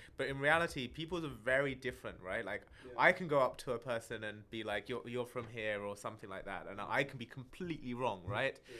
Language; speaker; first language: English; early bilingual, other home language; Malayalam